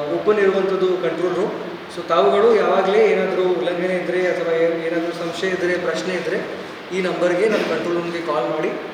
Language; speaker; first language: Kannada; non-native, fluent; Odia